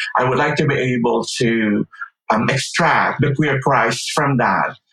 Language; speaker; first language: English; non-native, local second language; Filipino